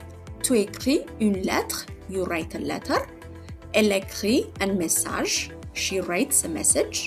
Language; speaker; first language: French; non-native, fluent; Amharic